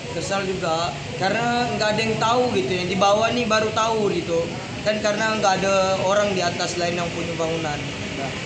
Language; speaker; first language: Indonesian; native; Indonesian